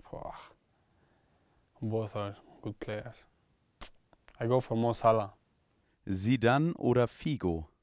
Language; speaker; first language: English; non-native, learner; Albanian